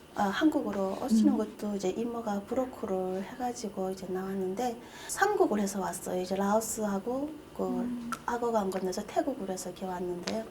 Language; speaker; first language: Korean; native; Korean